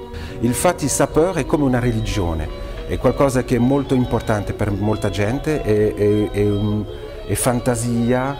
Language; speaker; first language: Italian; non-native, fluent; French